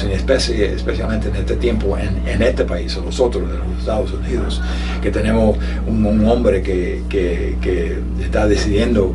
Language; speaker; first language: Spanish; early bilingual, heritage; Spanish